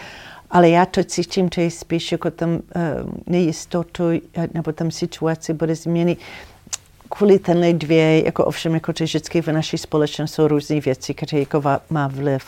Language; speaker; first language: Czech; non-native, fluent; English